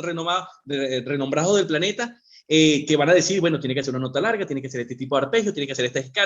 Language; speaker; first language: Spanish; native; Spanish